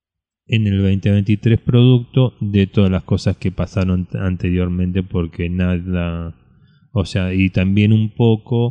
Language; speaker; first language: Spanish; native; Spanish